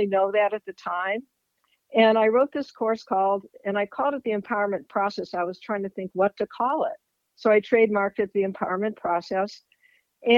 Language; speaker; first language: English; native; English